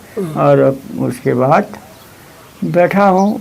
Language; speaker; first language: Hindi; non-native, local second language; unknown